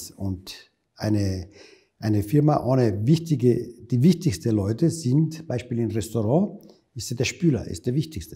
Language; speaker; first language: German; non-native, fluent; Italian